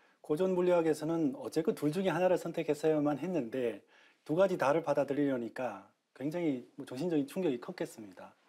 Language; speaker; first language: Korean; native; Korean